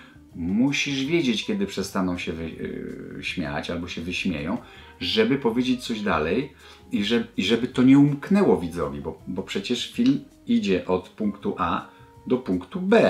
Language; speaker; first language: Polish; native; Polish